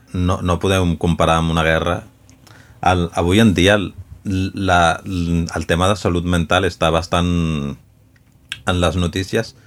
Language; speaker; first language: Catalan; early bilingual, other home language; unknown